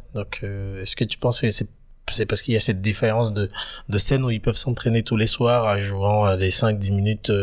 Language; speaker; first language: French; native; French